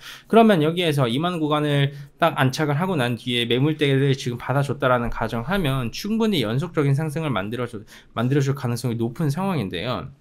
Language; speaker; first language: Korean; native; Korean